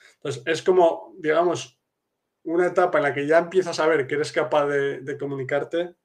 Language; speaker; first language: Spanish; native; Spanish